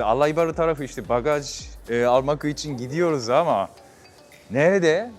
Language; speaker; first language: Turkish; non-native, fluent; Japanese